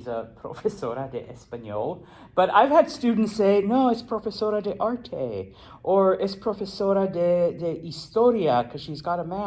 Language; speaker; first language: Spanish; non-native, fluent; English